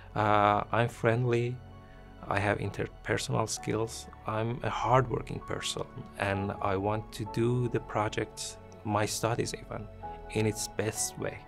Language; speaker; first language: English; non-native, fluent; Persian